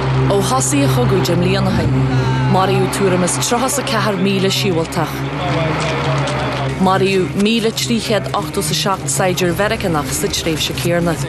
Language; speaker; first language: Irish; native; Irish